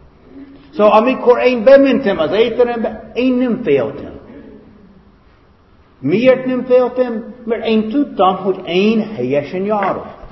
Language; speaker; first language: Hungarian; non-native, fluent; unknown